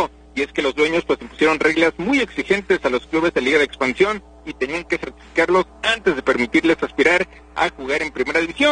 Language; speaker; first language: Spanish; native; Spanish